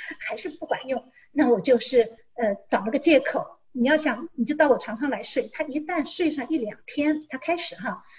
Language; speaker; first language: Chinese; native; Chinese